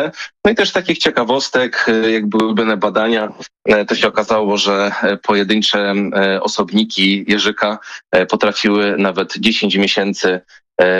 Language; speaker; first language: Polish; native; Polish